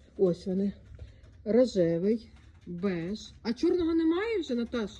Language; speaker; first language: Ukrainian; native; Ukrainian